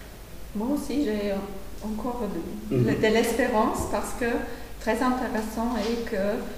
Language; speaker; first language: French; non-native, fluent; German